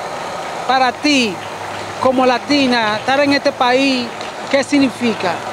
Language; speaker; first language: Spanish; native; Spanish